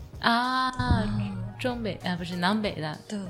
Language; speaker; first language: Chinese; non-native, learner; Japanese